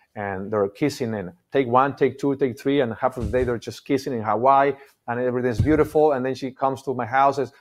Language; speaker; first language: English; non-native, fluent; Spanish